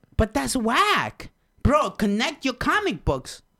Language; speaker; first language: English; non-native, fluent; Spanish